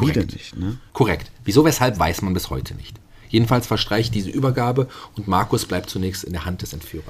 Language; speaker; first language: German; native; German